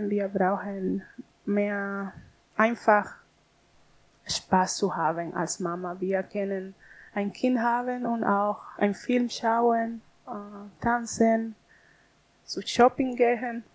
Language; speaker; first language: German; non-native, learner; Spanish